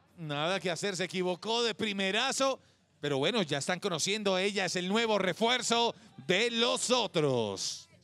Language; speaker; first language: Spanish; native; Spanish